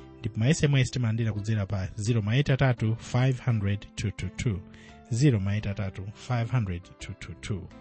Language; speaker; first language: Nyanja; native; Nyanja